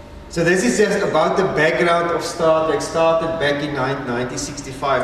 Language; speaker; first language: English; non-native, local second language; Afrikaans